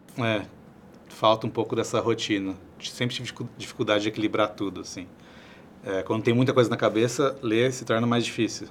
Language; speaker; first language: Portuguese; native; Portuguese